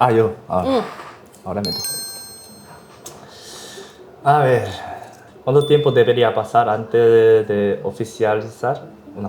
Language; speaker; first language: Spanish; non-native, learner; Korean